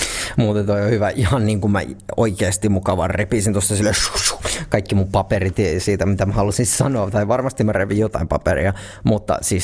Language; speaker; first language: Finnish; native; Finnish